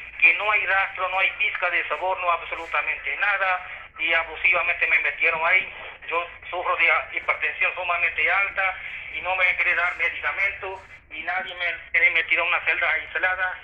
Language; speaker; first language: Spanish; non-native, fluent; Punjabi